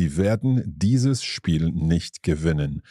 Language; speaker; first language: German; non-native, learner; English